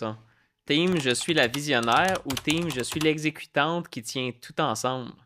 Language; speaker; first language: French; native; French